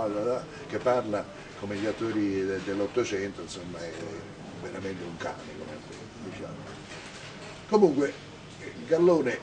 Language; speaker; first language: Italian; native; Italian